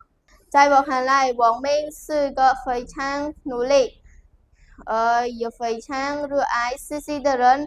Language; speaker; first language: Chinese; non-native, learner; Khmer